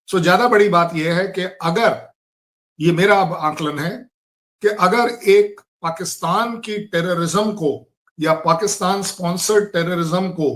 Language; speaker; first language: Hindi; native; Hindi